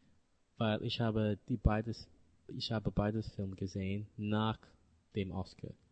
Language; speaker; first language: German; non-native, learner; English